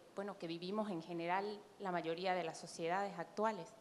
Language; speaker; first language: Spanish; native; Spanish